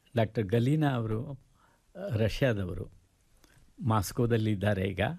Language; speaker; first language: Kannada; native; Kannada